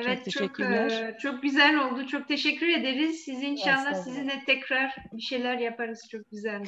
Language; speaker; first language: Turkish; non-native, fluent; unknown